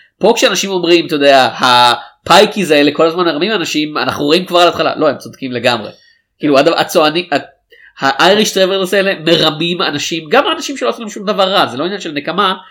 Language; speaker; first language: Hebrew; native; Hebrew